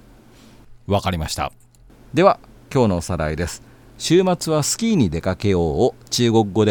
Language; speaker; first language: Japanese; native; Japanese